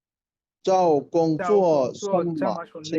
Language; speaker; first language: Chinese; non-native, learner; Bangla